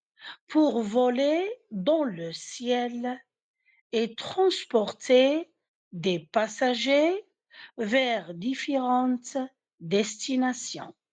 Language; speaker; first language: French; non-native, fluent; Arabic